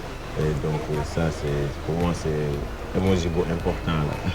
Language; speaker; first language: French; non-native, local second language; Wolof